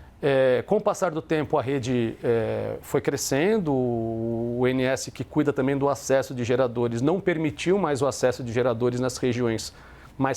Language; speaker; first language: Portuguese; native; Portuguese